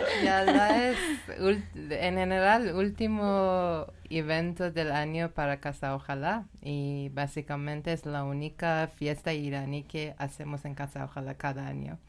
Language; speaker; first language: Spanish; non-native, learner; Persian